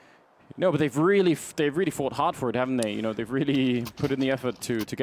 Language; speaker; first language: English; native; English